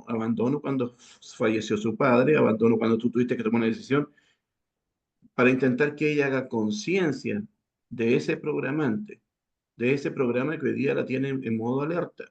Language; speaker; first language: Spanish; native; Spanish